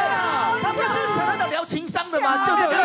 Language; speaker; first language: Chinese; native; Chinese